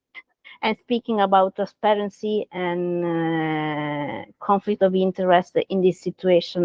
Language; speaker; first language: English; non-native, learner; Italian